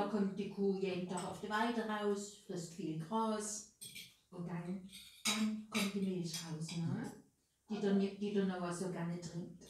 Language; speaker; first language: German; native; German